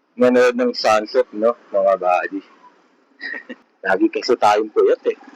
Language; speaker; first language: Filipino; native; Filipino